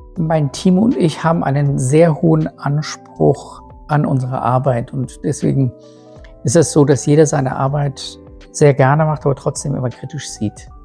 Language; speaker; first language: German; early bilingual, other home language; Persian